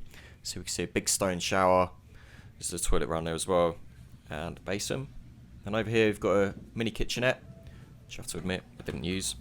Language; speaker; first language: English; native; English